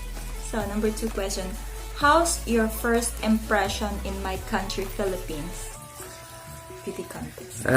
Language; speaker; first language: English; non-native, local second language; Filipino